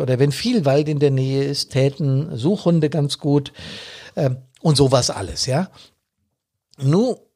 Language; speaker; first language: German; native; German